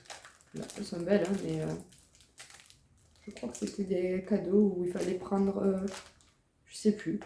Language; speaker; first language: French; native; French